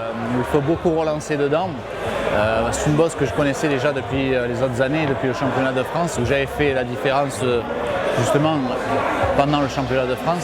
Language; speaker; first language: French; native; French